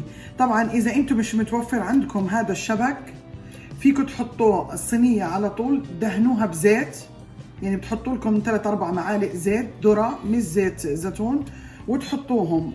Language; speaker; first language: Arabic; native; Arabic